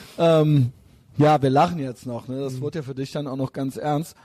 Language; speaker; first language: German; native; German